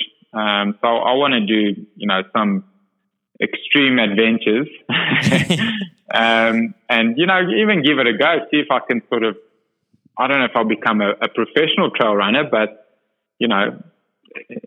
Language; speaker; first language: English; non-native, local second language; Afrikaans